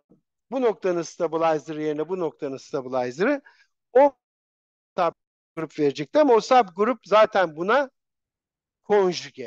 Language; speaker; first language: Turkish; native; Turkish